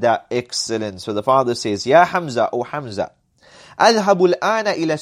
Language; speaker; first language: Arabic; non-native, fluent; English